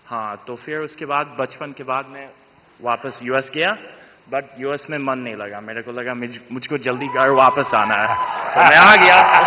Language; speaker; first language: Hindi; non-native, fluent; English